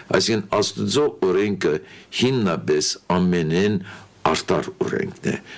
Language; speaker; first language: Armenian; early bilingual, heritage; Armenian